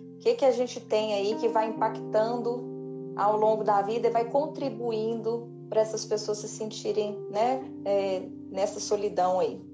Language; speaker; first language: Portuguese; native; Portuguese